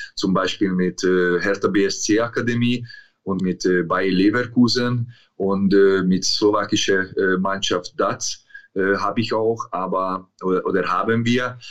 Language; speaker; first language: German; non-native, learner; Hungarian